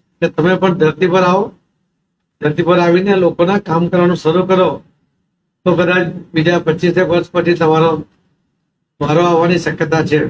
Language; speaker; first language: Gujarati; non-native, local second language; Marathi